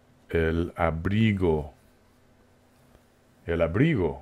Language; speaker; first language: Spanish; non-native, fluent; English